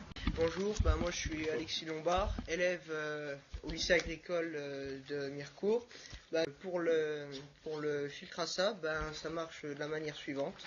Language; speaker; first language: French; native; French